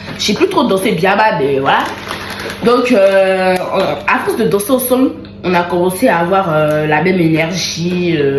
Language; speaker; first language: French; native; French